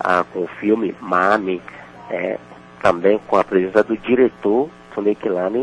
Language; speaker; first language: Portuguese; non-native, fluent; Yoruba